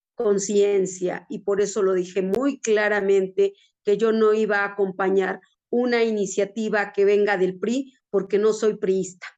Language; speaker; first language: Spanish; native; Spanish